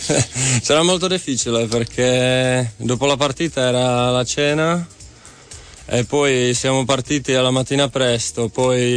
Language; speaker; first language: Italian; non-native, fluent; Czech